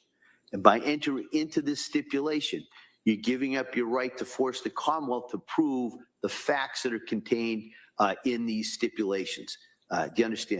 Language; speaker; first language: English; native; English